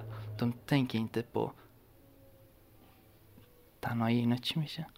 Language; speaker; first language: Swedish; non-native, learner; Persian